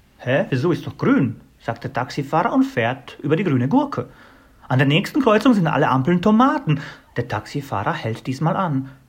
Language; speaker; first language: German; non-native, fluent; Bosnian